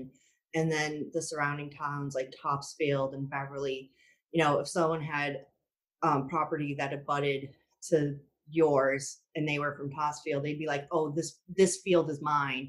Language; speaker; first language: English; native; English